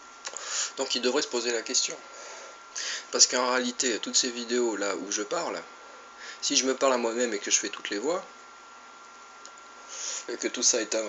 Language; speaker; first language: French; native; French